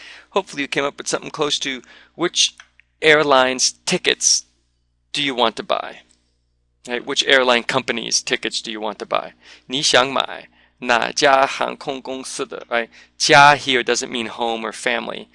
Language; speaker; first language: English; native; English